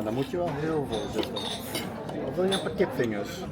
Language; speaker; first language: Dutch; native; Dutch